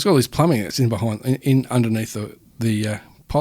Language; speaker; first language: English; native; English